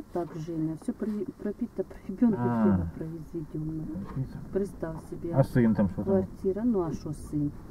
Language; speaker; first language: Russian; native; Russian